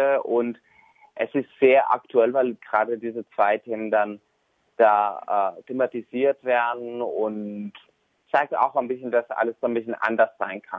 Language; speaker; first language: German; non-native, fluent; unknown